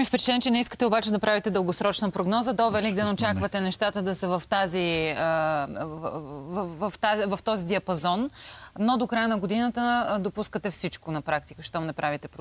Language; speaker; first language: Bulgarian; native; Bulgarian